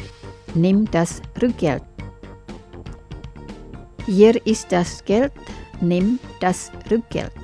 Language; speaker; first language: German; non-native, learner; Indonesian